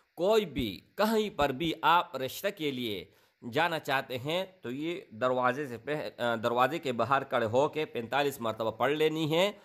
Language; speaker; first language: Urdu; non-native, local second language; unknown